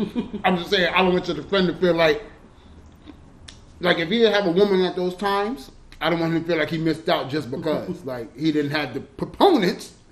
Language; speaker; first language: English; native; English